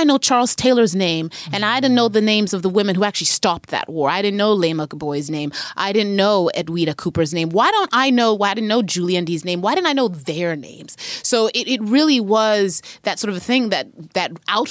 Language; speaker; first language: English; native; English